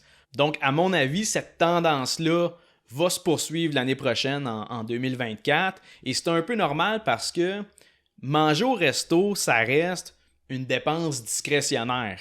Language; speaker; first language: French; native; French